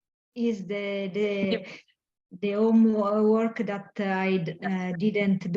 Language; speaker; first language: English; non-native, learner; Italian